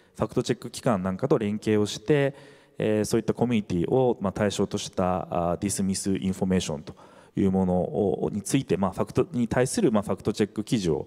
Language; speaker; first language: Japanese; native; Japanese